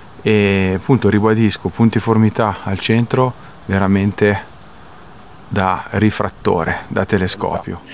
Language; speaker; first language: Italian; native; Italian